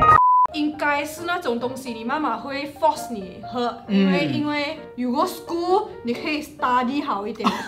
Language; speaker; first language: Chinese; non-native, local second language; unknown